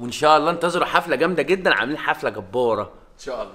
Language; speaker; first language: Arabic; native; Arabic